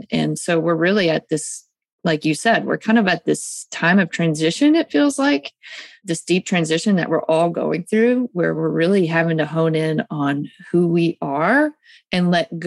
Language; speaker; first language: English; native; English